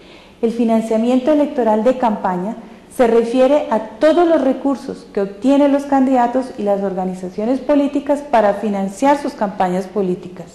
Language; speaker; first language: Spanish; native; Spanish